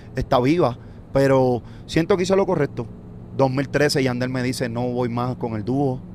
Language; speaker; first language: Spanish; native; Spanish